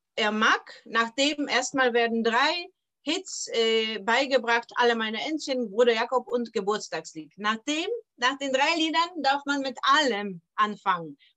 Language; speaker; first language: German; non-native, fluent; Polish